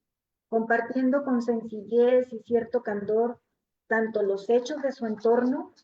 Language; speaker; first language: Spanish; native; Spanish